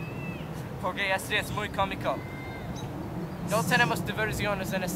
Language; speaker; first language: Spanish; non-native, learner; English